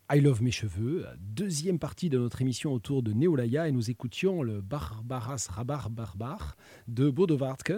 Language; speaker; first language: French; native; French